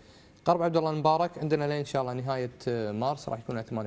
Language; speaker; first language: Arabic; native; Arabic